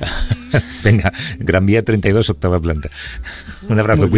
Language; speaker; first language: Spanish; native; Spanish